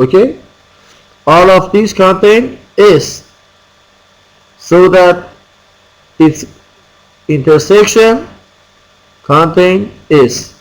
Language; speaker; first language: English; non-native, fluent; Persian